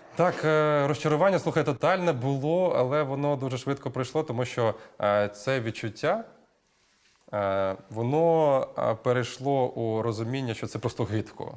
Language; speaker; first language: Ukrainian; native; Ukrainian